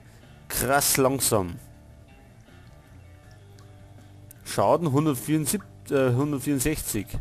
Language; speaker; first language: German; native; German